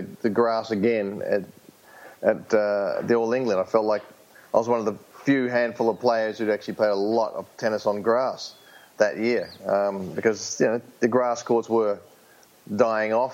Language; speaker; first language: English; native; English